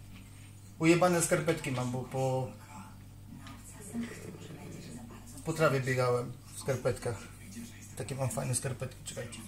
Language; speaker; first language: Polish; native; Polish